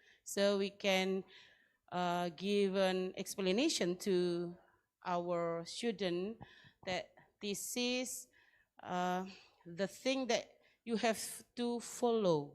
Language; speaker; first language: English; non-native, learner; Indonesian